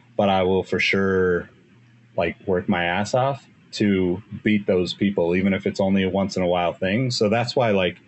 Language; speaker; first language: English; native; English